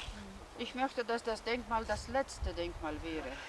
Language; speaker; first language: German; non-native, fluent; Lithuanian